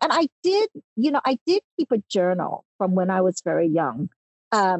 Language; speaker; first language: English; early bilingual, other home language; Cantonese